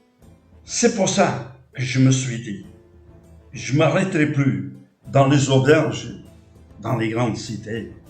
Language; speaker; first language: French; non-native, fluent; Portuguese